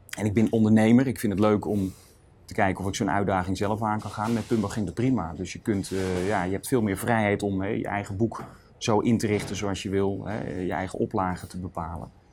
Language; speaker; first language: Dutch; native; Dutch